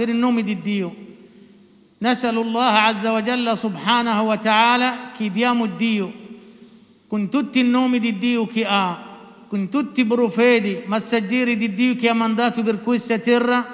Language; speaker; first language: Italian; non-native, learner; Arabic